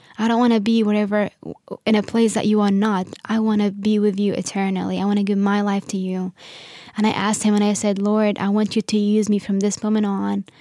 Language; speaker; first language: English; non-native, fluent; Arabic